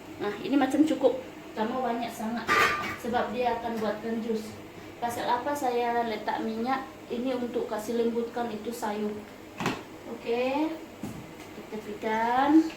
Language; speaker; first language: Malay; non-native, local second language; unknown